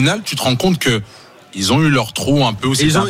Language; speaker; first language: French; native; French